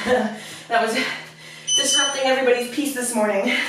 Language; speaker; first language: English; native; English